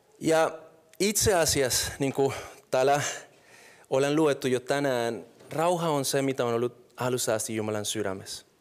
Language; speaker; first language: Finnish; non-native, fluent; Spanish